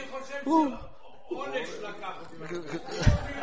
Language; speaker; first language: Hebrew; non-native, fluent; Polish